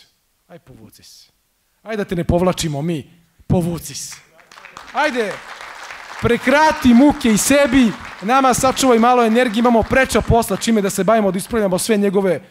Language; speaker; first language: Croatian; native; Croatian